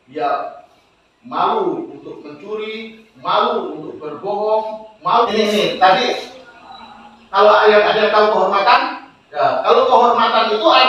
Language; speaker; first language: Indonesian; native; Indonesian